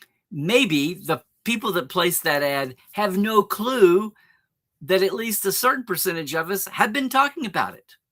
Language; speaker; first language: English; native; English